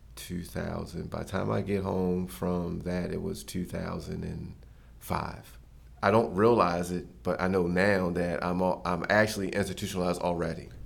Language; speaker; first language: English; native; English